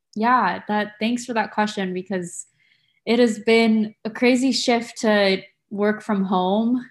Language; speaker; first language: English; native; English